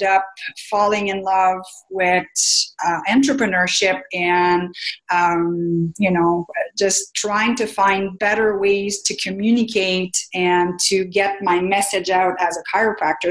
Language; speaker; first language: English; non-native, fluent; French